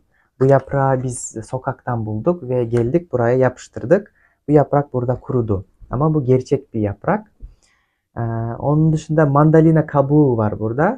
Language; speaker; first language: Turkish; non-native, fluent; Kyrgyz